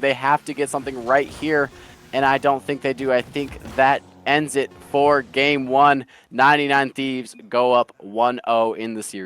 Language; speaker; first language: English; native; English